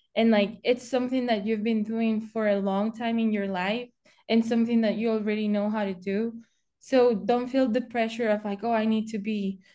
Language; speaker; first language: English; non-native, fluent; Spanish